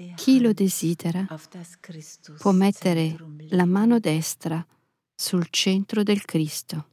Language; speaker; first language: Italian; native; Italian